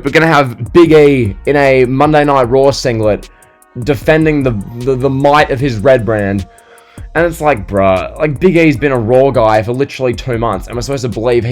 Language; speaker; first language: English; native; English